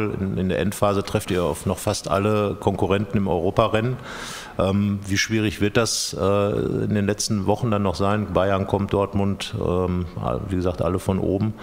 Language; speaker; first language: German; native; German